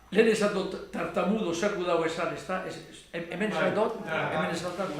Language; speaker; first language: Basque; native; Basque